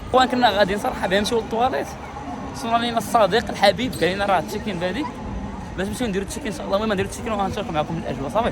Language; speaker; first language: Arabic; native; Arabic